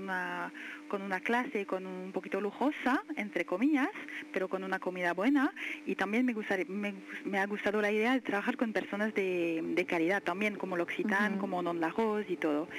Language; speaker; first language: Spanish; non-native, fluent; French